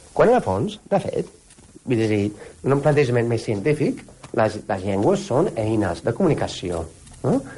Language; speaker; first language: Catalan; non-native, fluent; English